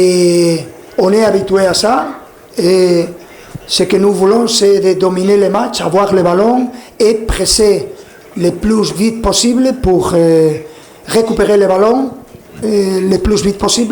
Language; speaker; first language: French; non-native, fluent; Spanish